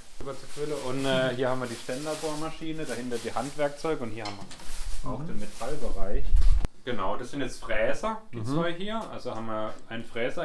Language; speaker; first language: German; native; German